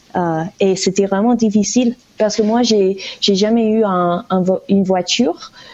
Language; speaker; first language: French; non-native, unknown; English